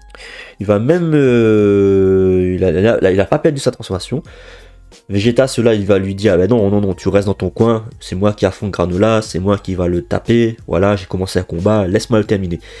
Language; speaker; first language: French; native; French